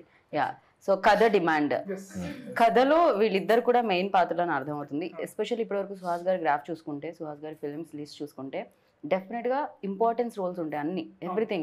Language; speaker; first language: Telugu; native; Telugu